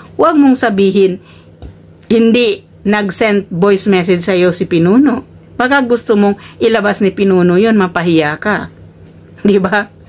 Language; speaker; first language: Filipino; non-native, local second language; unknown